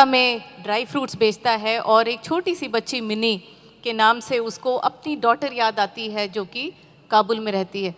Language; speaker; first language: Hindi; native; Hindi